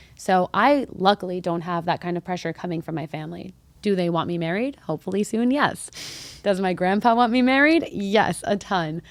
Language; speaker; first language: English; early bilingual, other home language; Arabic